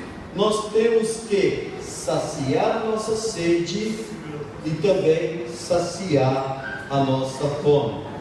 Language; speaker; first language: Portuguese; native; Portuguese